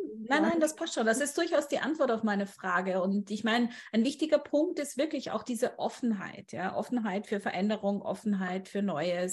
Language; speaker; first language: German; native; German